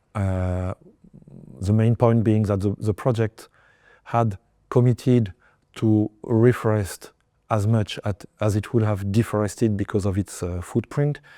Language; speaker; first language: English; non-native, fluent; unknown